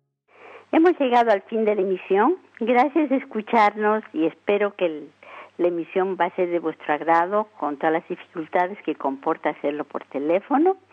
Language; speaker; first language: Spanish; native; Spanish